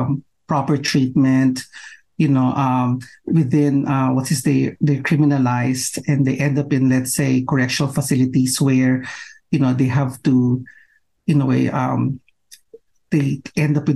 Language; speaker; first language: English; non-native, local second language; Filipino